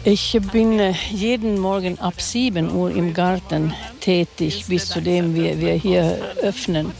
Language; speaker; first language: German; non-native, fluent; Swedish